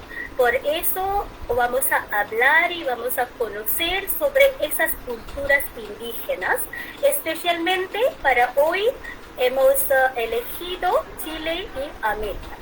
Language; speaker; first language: Spanish; non-native, fluent; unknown